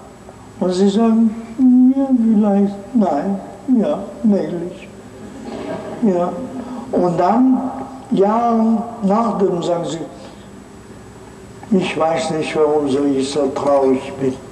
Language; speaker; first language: German; non-native, fluent; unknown